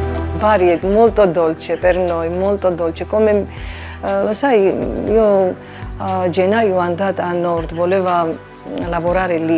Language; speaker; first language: Italian; non-native, learner; Georgian